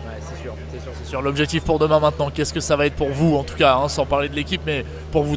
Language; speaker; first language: French; native; French